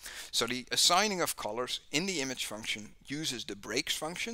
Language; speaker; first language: English; non-native, fluent; Dutch